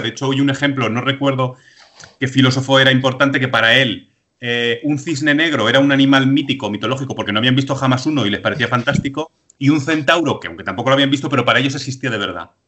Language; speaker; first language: Spanish; native; Spanish